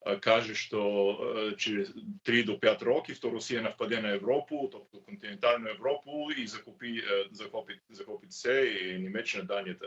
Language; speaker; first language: Ukrainian; non-native, learner; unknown